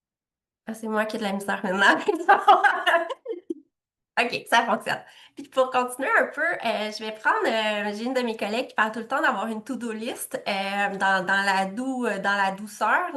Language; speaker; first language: French; native; French